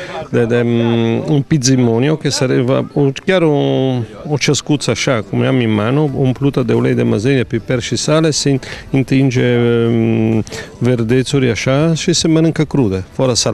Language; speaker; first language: Romanian; non-native, learner; Italian